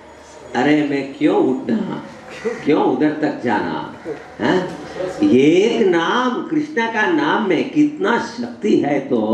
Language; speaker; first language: Hindi; non-native, learner; English